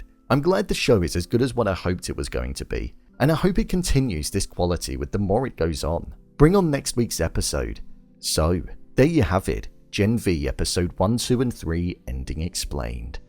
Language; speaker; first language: English; native; English